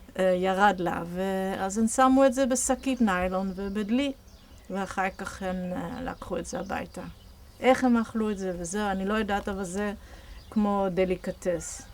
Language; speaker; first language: Hebrew; non-native, fluent; Dutch